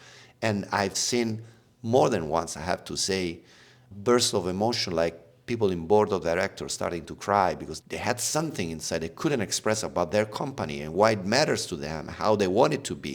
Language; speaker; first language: English; non-native, fluent; Italian